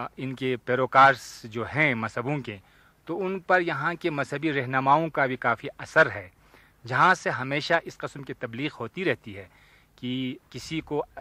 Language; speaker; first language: Urdu; non-native, local second language; Ladakhi